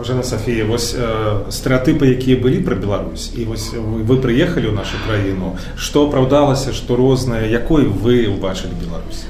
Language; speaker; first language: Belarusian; native; Belarusian